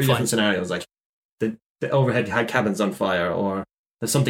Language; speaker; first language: English; native; English